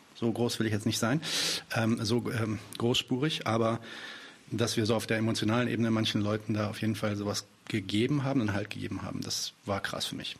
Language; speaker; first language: German; early bilingual, other home language; Arabic